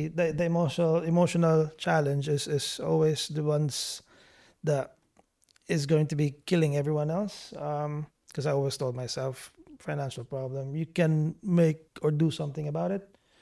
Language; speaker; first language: English; non-native, local second language; Cebuano